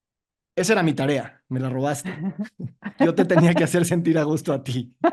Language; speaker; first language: Spanish; native; Spanish